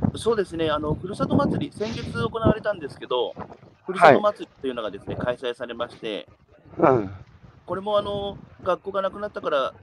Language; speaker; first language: Japanese; native; Japanese